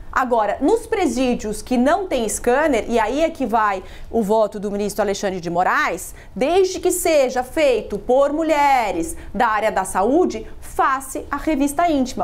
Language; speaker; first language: Portuguese; native; Portuguese